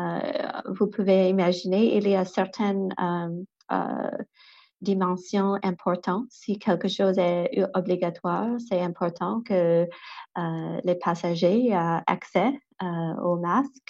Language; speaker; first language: French; non-native, local second language; English